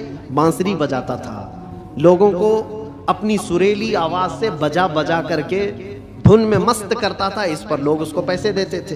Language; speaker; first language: Urdu; native; Urdu